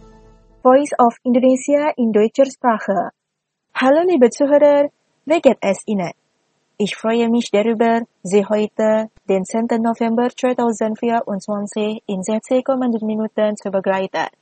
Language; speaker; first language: German; non-native, fluent; Indonesian